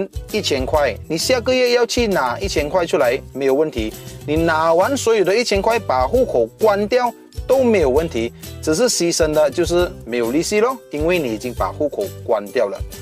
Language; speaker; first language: Chinese; native; Chinese